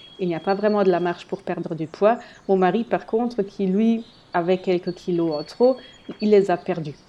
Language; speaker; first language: French; non-native, fluent; German